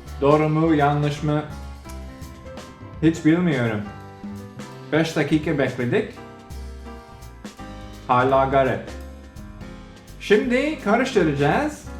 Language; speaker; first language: Turkish; non-native, learner; English